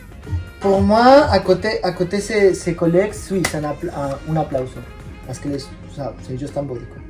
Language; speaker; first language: French; non-native, fluent; Spanish